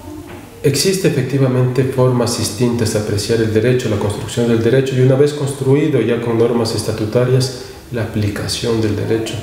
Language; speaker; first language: Spanish; native; Spanish